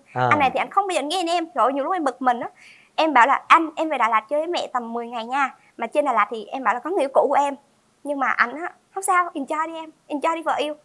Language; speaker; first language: Vietnamese; native; Vietnamese